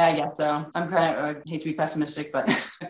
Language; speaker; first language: English; native; English